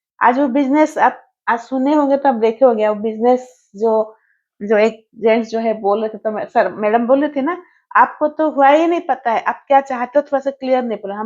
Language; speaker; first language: Hindi; non-native, local second language; Odia